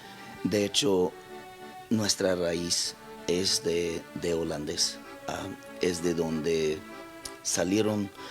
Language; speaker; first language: Spanish; non-native, local second language; Plautdietsch